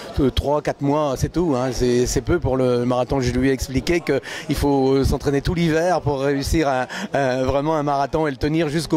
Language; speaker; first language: French; native; French